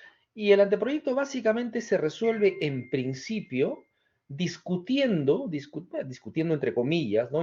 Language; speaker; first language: Spanish; native; Spanish